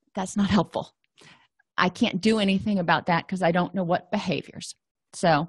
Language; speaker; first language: English; native; English